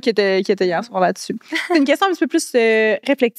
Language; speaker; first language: French; native; French